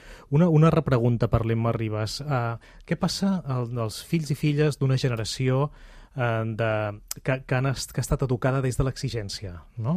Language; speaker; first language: Catalan; native; Catalan